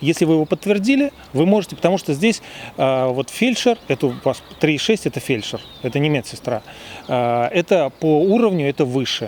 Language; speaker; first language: Russian; native; Russian